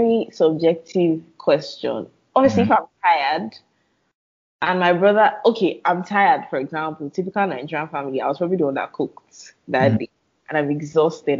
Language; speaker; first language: English; non-native, local second language; Yoruba